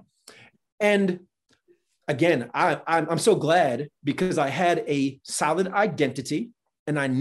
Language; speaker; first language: English; native; English